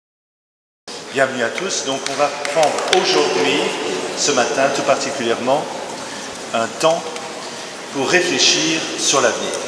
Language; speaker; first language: French; native; French